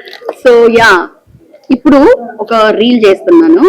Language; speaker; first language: Telugu; non-native, local second language; Bangla